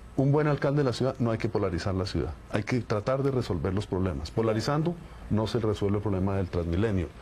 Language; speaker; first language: Spanish; native; Spanish